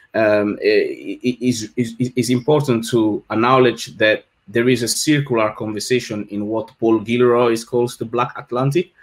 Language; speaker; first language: English; non-native, fluent; French